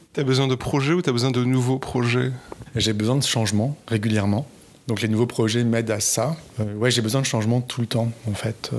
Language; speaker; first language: French; native; French